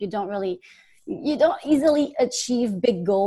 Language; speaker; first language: English; non-native, fluent; French